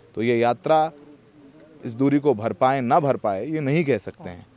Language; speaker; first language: Hindi; native; Hindi